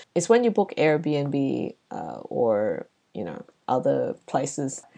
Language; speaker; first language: English; non-native, local second language; Chinese